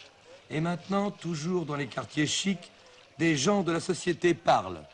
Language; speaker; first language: French; native; French